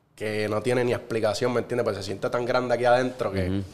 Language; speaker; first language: Spanish; native; Spanish